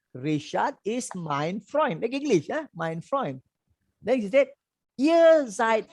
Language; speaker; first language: German; non-native, learner; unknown